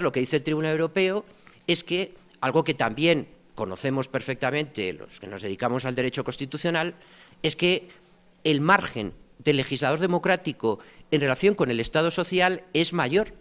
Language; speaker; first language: Spanish; native; Spanish